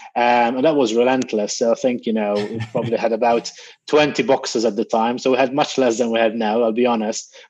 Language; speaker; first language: English; non-native, fluent; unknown